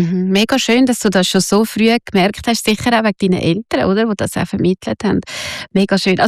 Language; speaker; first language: German; native; German